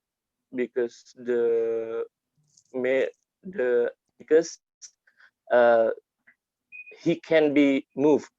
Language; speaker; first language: English; non-native, learner; Indonesian